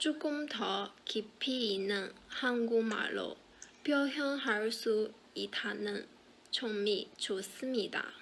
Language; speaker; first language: Korean; non-native, learner; Chinese